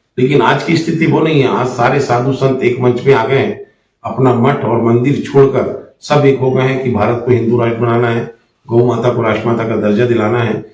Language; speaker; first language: Hindi; native; Hindi